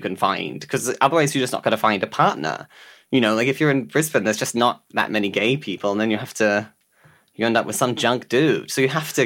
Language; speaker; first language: English; native; English